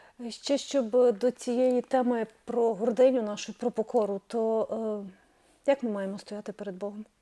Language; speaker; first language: Ukrainian; native; Ukrainian